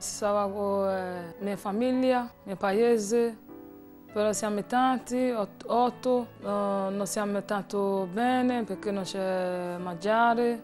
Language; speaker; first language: Italian; non-native, learner; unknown